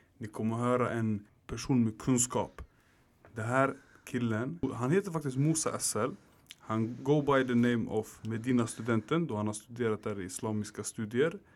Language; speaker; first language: Swedish; early bilingual, other home language; Arabic